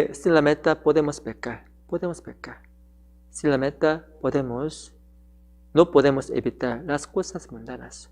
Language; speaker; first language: Spanish; non-native, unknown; Korean